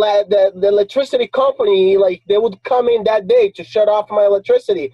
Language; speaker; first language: English; non-native, fluent; Portuguese